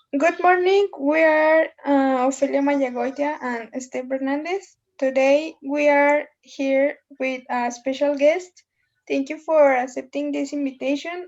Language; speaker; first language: English; non-native, learner; Spanish